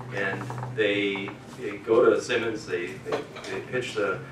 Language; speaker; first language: English; native; English